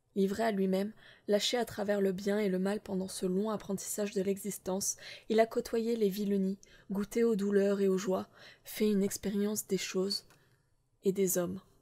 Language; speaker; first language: French; native; French